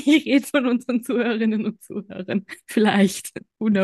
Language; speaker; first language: German; native; German